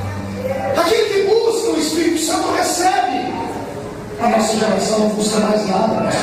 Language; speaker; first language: Portuguese; native; Portuguese